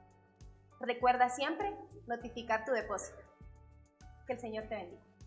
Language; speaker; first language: Spanish; native; Spanish